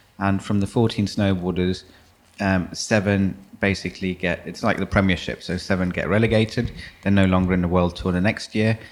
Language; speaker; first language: English; early bilingual, other home language; German